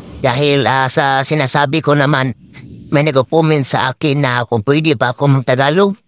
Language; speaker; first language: Filipino; non-native, local second language; Cebuano